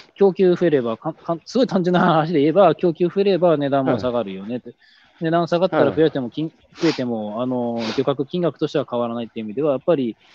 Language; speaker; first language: Japanese; native; Japanese